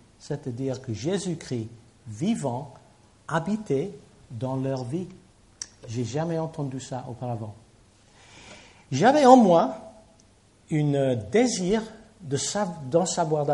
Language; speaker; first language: French; non-native, fluent; English